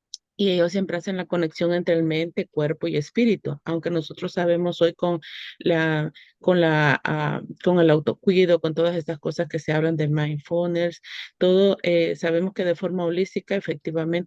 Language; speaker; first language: Spanish; native; Spanish